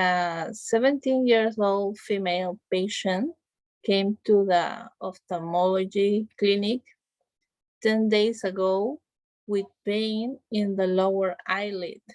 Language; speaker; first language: English; non-native, learner; Spanish